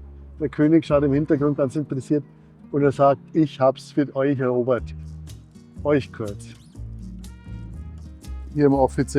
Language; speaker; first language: German; native; German